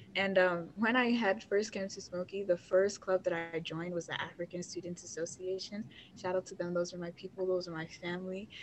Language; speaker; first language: English; early bilingual, other home language; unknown